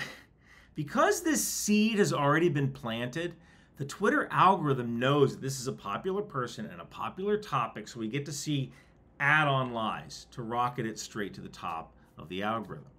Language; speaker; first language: English; native; English